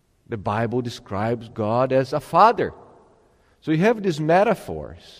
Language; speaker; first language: English; non-native, fluent; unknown